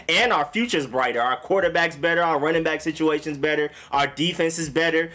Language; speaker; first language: English; native; English